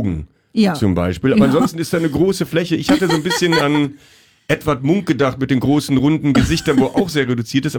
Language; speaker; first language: German; native; German